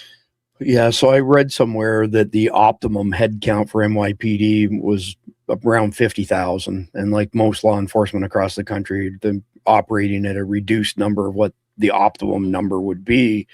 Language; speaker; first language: English; native; English